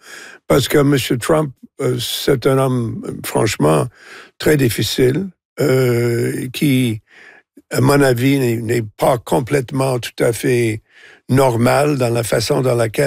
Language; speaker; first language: French; non-native, local second language; English